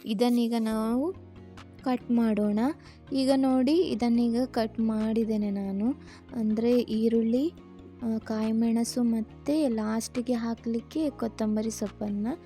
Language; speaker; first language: Kannada; non-native, local second language; Tulu